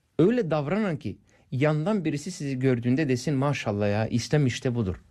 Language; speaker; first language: Turkish; non-native, fluent; English